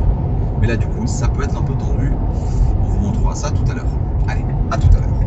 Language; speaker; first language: French; native; French